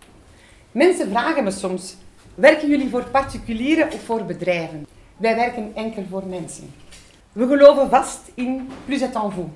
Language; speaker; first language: Dutch; non-native, local second language; French